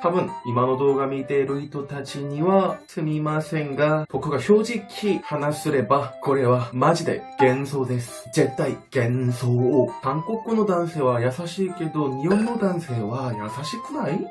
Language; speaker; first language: Japanese; non-native, fluent; Korean